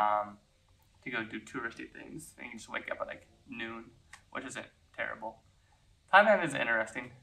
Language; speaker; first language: English; native; English